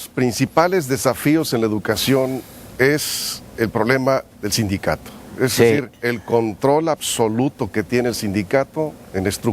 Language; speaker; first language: Spanish; native; Spanish